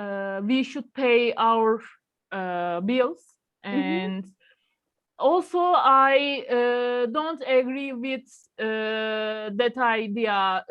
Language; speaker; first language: English; non-native, learner; Turkish